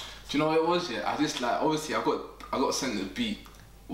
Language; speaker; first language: English; early bilingual, other home language; French